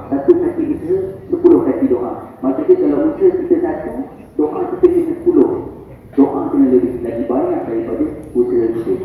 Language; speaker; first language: Malay; native; Malay